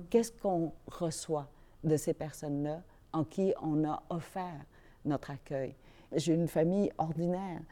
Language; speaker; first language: French; early bilingual, other home language; Vietnamese